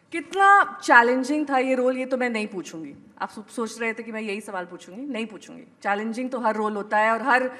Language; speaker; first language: Hindi; native; Hindi